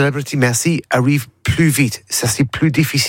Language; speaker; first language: French; non-native, learner; English